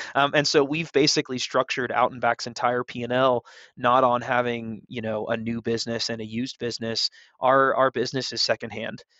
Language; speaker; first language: English; native; English